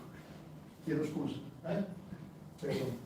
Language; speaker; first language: Italian; native; Italian